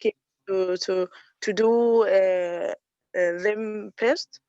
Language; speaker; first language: English; non-native, learner; Arabic